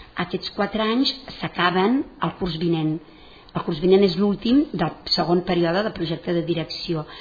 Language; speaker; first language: Catalan; non-native, local second language; Spanish